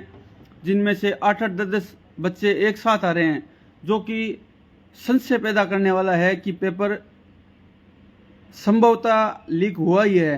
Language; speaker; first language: Hindi; native; Hindi